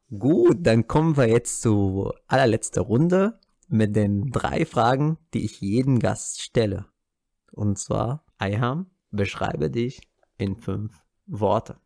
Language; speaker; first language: German; non-native, fluent; Arabic